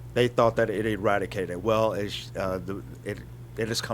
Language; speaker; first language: English; native; English